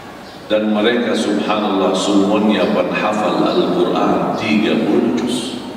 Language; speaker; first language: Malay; non-native, fluent; Arabic